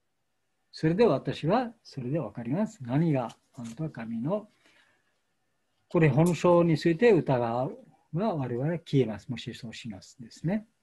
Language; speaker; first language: Japanese; non-native, fluent; Bangla